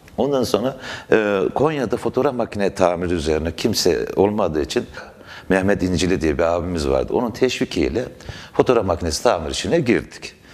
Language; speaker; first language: Turkish; native; Turkish